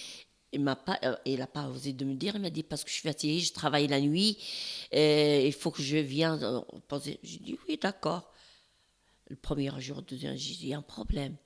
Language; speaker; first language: French; non-native, learner; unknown